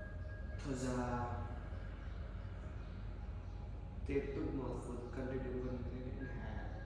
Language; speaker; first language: Vietnamese; non-native, learner; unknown